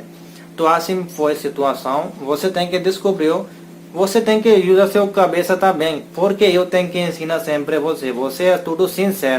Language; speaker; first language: Portuguese; non-native, learner; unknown